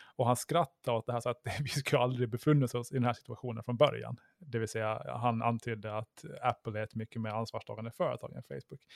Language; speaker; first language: Swedish; native; Swedish